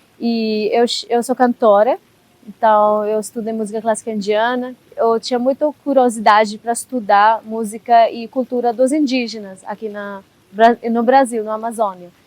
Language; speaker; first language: Portuguese; non-native, learner; Hindi